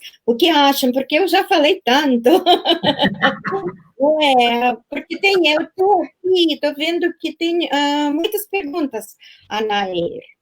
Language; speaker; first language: Portuguese; non-native, fluent; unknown